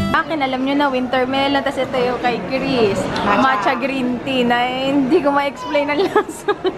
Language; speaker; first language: Filipino; native; Filipino